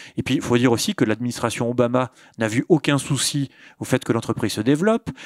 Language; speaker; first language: French; native; French